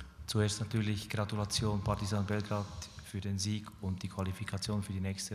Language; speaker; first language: German; native; German